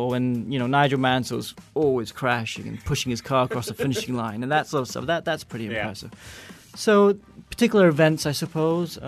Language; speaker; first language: English; native; English